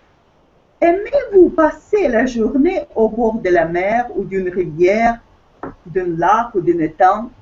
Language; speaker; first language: French; non-native, fluent; Russian